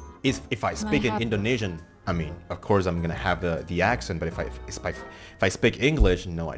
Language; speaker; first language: English; non-native, fluent; Indonesian